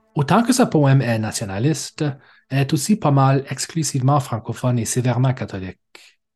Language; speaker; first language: French; native; French